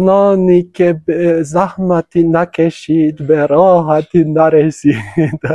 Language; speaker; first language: Persian; non-native, fluent; French